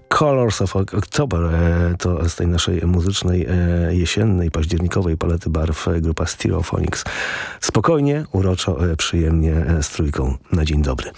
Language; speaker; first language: Polish; native; Polish